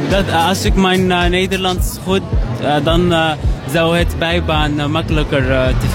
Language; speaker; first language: Dutch; non-native, learner; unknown